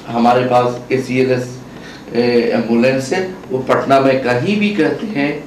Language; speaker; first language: Hindi; native; Hindi